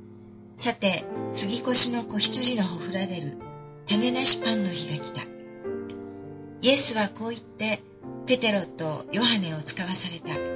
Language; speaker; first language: Japanese; native; Japanese